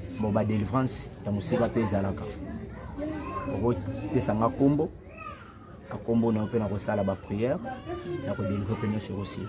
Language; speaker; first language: Lingala; non-native, local second language; Kongo